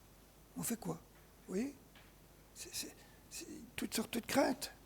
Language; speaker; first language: French; native; French